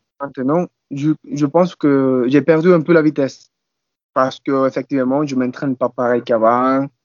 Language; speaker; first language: French; non-native, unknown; Spanish